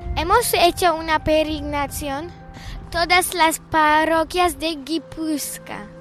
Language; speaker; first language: Spanish; early bilingual, other home language; Polish